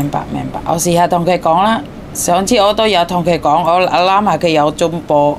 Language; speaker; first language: Cantonese; non-native, fluent; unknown